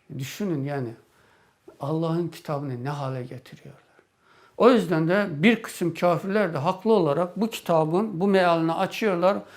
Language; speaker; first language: Turkish; native; Turkish